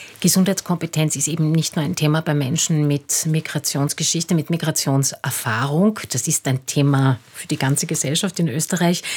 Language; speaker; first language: German; native; German